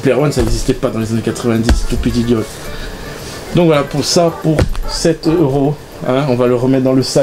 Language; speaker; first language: French; native; French